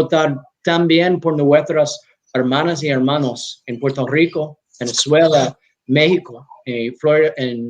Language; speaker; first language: Spanish; non-native, learner; English